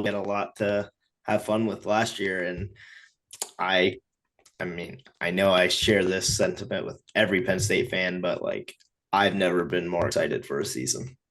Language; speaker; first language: English; native; English